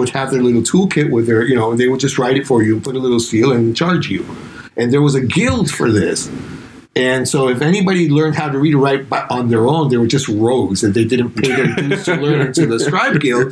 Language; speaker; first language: English; non-native, fluent; Spanish